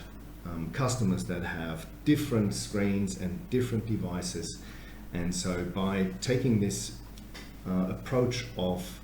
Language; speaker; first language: English; native; English